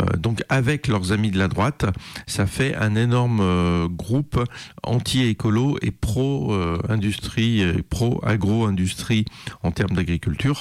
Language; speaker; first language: French; native; French